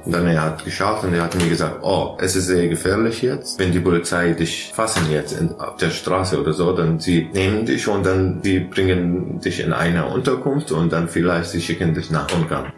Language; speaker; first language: German; non-native, fluent; Arabic